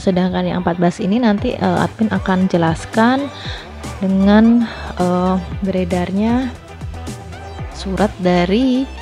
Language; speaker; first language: Indonesian; native; Indonesian